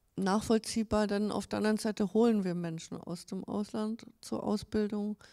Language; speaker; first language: German; native; German